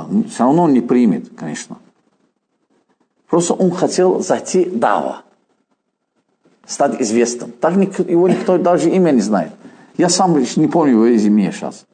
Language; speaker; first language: Russian; non-native, fluent; Azerbaijani